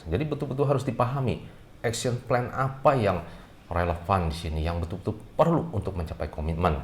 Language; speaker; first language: Indonesian; native; Indonesian